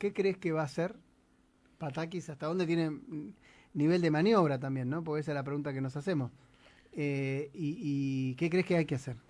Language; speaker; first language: Spanish; native; Spanish